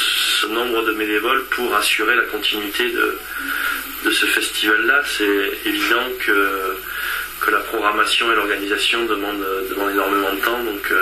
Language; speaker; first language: French; native; French